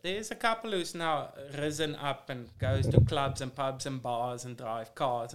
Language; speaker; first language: English; non-native, fluent; Afrikaans